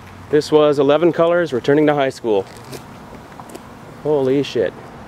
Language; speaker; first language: English; native; English